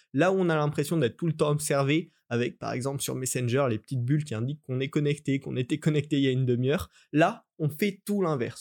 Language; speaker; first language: French; native; French